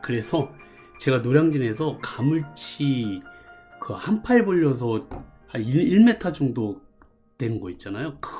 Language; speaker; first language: Korean; native; Korean